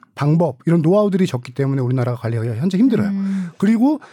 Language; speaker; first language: Korean; native; Korean